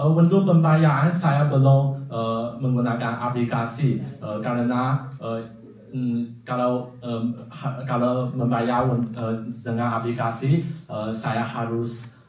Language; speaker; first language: Indonesian; non-native, fluent; Chinese